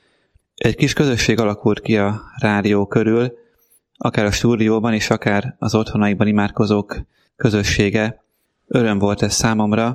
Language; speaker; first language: Hungarian; native; Hungarian